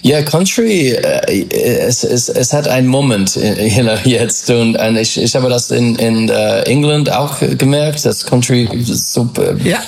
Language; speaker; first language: German; non-native, learner; English